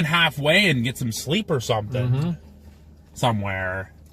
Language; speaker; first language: English; native; English